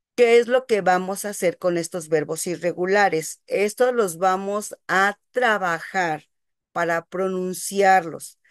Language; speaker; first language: Spanish; native; Spanish